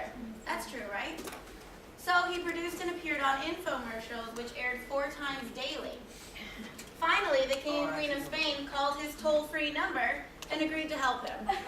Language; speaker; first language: English; native; English